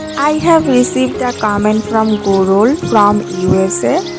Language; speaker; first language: English; non-native, local second language; Bangla